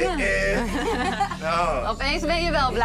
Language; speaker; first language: Dutch; native; Dutch